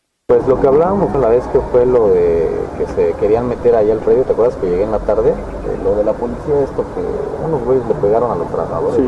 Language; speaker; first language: Spanish; native; Spanish